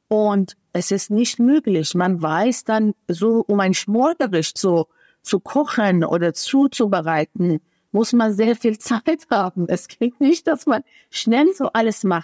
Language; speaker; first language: German; non-native, fluent; Persian